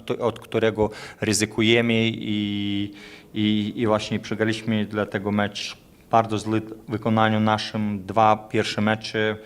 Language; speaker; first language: Polish; non-native, fluent; Lithuanian